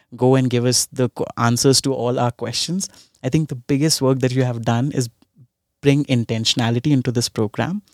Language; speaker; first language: English; non-native, local second language; Hindi